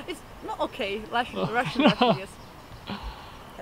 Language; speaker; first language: English; non-native, learner; Russian